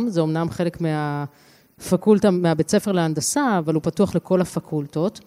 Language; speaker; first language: Hebrew; native; Hebrew